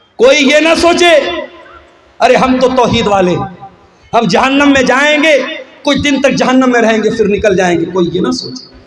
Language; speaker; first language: Urdu; native; Urdu